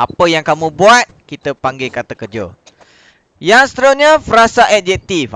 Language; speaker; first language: Malay; native; Malay